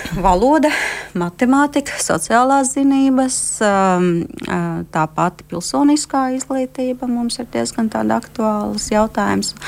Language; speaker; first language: Latvian; native; Latvian